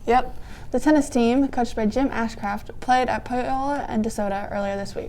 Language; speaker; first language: English; native; English